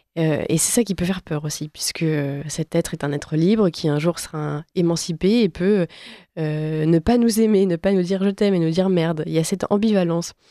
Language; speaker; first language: French; native; French